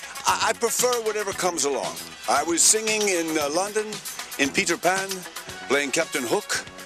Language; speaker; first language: English; native; English